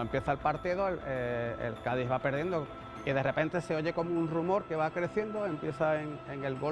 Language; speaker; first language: Spanish; native; Spanish